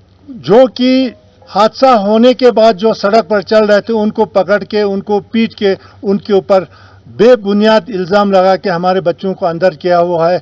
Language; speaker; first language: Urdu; non-native, local second language; Ladakhi